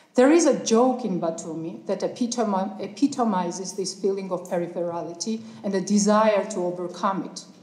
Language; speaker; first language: English; non-native, fluent; Georgian